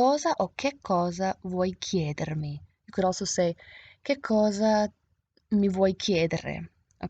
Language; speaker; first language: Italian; non-native, fluent; English